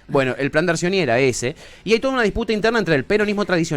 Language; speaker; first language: Spanish; native; Spanish